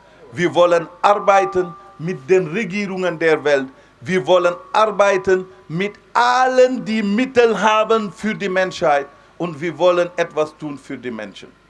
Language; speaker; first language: German; non-native, fluent; Wolof